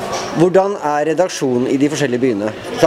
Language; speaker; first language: Norwegian; native; Norwegian